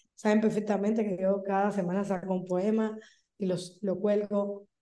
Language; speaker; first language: Spanish; native; Spanish